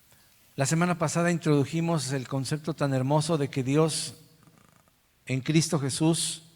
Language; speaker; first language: Spanish; native; Spanish